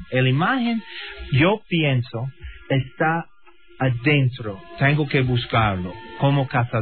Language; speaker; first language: Spanish; non-native, learner; English